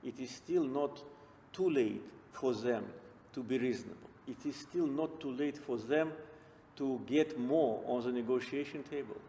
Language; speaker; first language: English; non-native, fluent; Azerbaijani